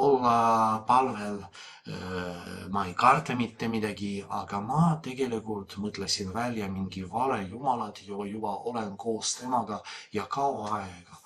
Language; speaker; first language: Estonian; non-native, fluent; Polish